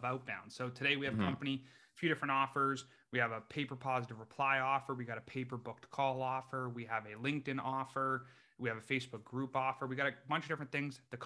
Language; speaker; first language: English; native; English